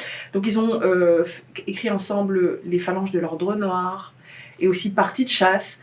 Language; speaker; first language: French; native; French